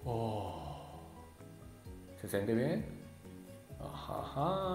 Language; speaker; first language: Spanish; non-native, learner; Japanese